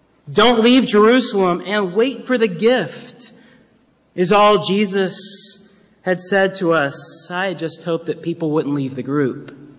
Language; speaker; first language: English; native; English